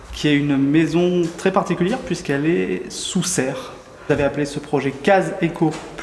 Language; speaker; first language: French; native; French